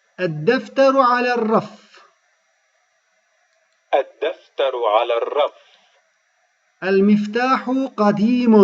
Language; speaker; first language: Arabic; non-native, fluent; Turkish